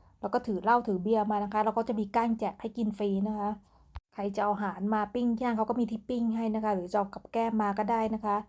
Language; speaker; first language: Thai; native; Thai